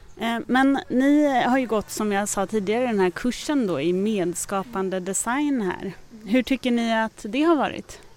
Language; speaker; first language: Swedish; native; Swedish